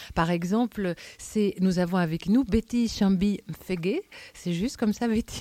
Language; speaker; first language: French; native; French